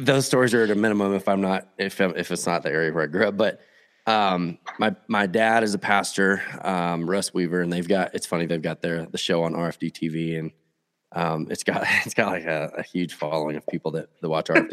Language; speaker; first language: English; native; English